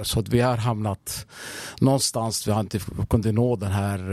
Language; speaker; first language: Swedish; non-native, fluent; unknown